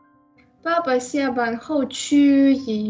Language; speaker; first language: Chinese; non-native, learner; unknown